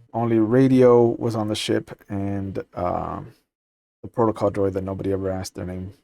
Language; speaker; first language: English; native; English